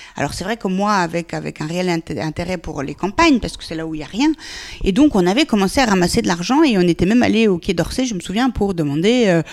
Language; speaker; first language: French; early bilingual, other home language; Persian